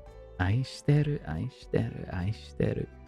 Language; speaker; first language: Japanese; non-native, learner; English